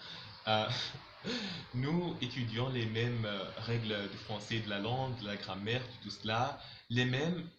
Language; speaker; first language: French; non-native, local second language; Arabic